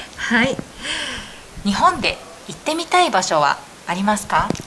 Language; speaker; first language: Japanese; native; Japanese